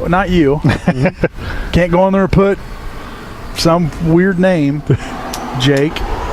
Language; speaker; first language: English; native; English